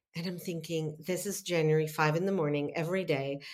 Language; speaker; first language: English; non-native, fluent; Spanish